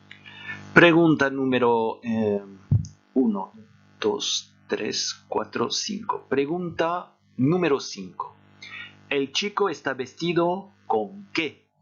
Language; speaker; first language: Spanish; non-native, fluent; French